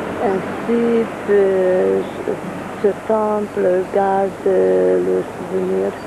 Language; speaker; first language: French; non-native, fluent; Hungarian